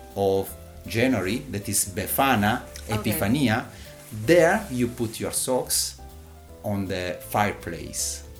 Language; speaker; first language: English; non-native, learner; Italian